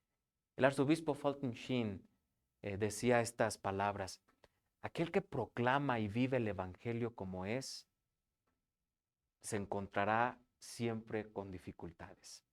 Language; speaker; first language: Spanish; native; Spanish